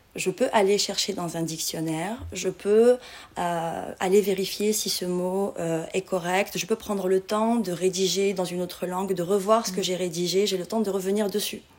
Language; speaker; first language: French; non-native, local second language; Arabic